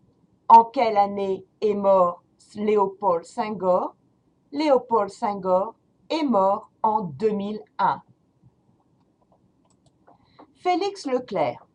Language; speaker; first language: French; non-native, fluent; English